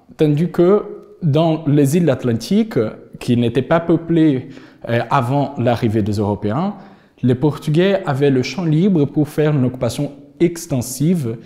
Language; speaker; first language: French; non-native, fluent; Portuguese